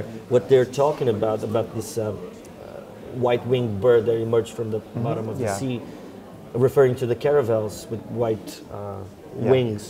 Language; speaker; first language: English; non-native, fluent; Portuguese